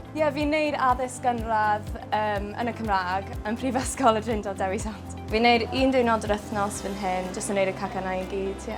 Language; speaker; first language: Welsh; native; Welsh